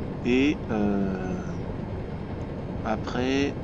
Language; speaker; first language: French; native; French